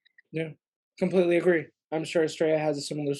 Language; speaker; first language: English; native; English